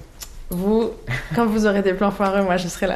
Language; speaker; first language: French; native; French